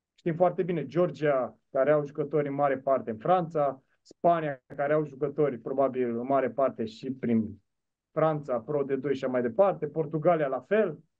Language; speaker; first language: Romanian; native; Romanian